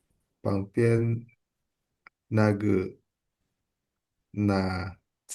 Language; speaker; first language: Chinese; non-native, learner; Indonesian